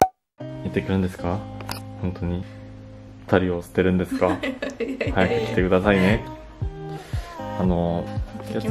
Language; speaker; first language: Japanese; non-native, learner; Korean